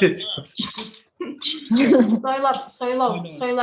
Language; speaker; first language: Japanese; non-native, fluent; Tatar